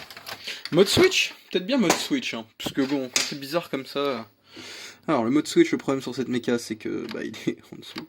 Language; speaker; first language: French; native; French